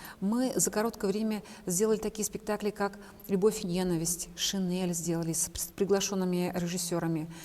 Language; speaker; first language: Russian; non-native, local second language; Chuvash